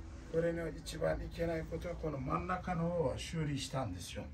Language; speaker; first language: Japanese; non-native, fluent; Turkish